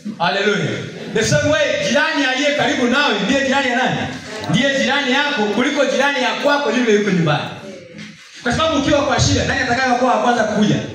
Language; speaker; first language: Swahili; non-native, local second language; Gusii